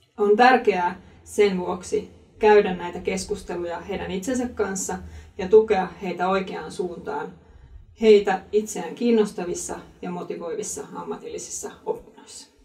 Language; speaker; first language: Finnish; native; Finnish